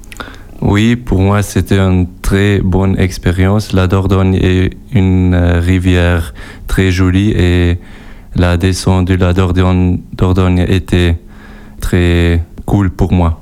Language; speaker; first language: French; non-native, learner; German